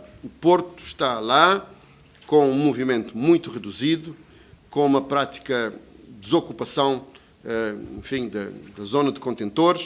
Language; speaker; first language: Portuguese; native; Portuguese